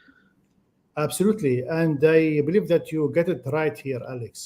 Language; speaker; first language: English; non-native, fluent; Arabic